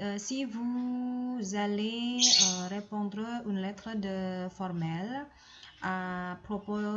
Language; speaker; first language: French; non-native, fluent; Indonesian